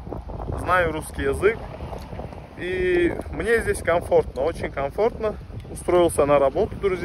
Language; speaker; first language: Russian; non-native, local second language; Turkish